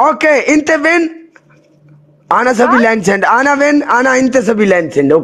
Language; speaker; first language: Arabic; non-native, learner; Punjabi